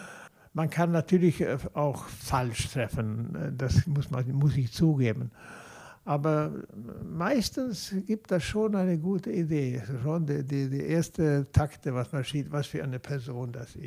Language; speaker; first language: German; non-native, fluent; Swedish